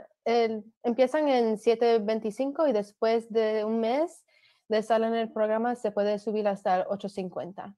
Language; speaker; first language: Spanish; early bilingual, other home language; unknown